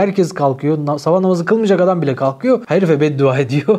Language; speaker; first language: Turkish; native; Turkish